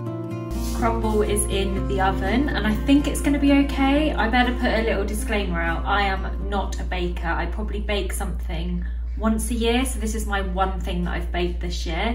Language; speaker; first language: English; native; English